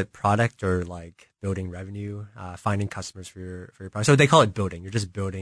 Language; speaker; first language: English; native; English